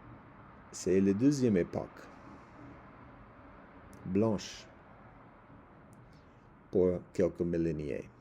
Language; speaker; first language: French; non-native, learner; English